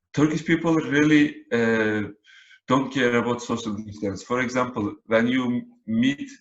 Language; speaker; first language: English; non-native, learner; Turkish